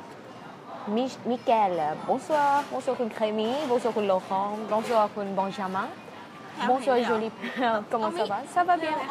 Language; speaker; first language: French; non-native, fluent; Thai